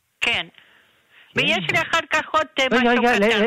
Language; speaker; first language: Hebrew; non-native, fluent; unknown